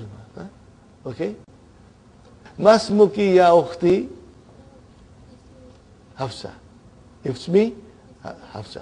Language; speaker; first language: Arabic; non-native, fluent; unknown